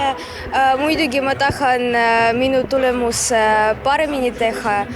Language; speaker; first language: Estonian; non-native, local second language; Russian